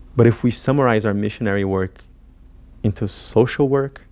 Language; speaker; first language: English; non-native, fluent; Portuguese